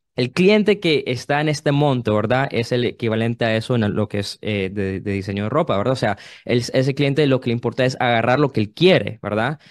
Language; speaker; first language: Spanish; early bilingual, heritage; Spanish